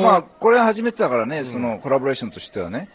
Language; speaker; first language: Japanese; native; Japanese